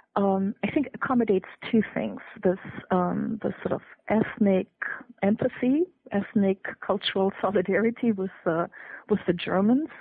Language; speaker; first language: English; non-native, fluent; German